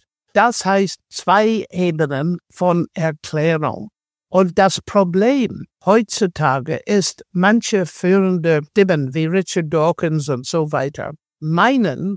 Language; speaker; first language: German; non-native, fluent; English